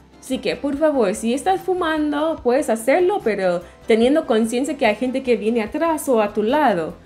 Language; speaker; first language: Spanish; non-native, fluent; English